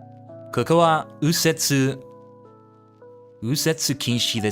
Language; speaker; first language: Japanese; non-native, learner; English